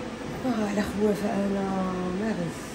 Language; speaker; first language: Arabic; native; Arabic